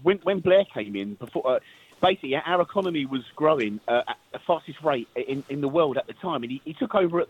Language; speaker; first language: English; native; English